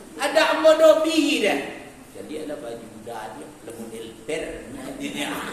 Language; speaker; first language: Malay; non-native, local second language; Minangkabau